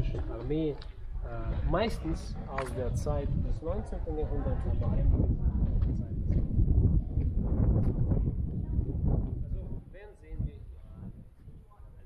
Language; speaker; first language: German; non-native, fluent; Romanian